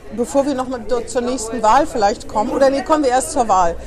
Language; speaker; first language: German; native; German